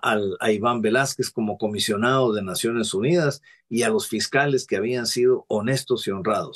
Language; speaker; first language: Spanish; native; Spanish